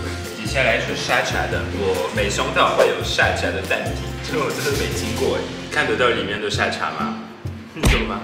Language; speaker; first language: Chinese; non-native, fluent; French